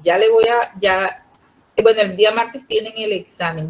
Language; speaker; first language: Spanish; native; Spanish